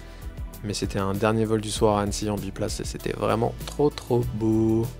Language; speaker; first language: French; native; French